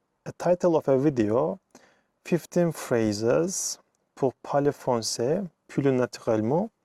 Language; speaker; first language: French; non-native, learner; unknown